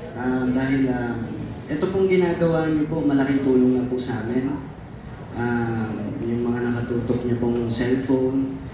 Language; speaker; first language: Filipino; native; Filipino